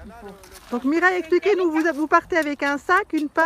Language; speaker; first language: French; native; French